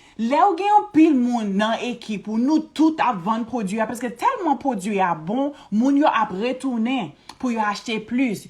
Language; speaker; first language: Haitian Creole; early bilingual, heritage; Haitian Creole